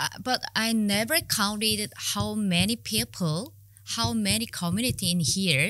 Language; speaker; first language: English; non-native, learner; Korean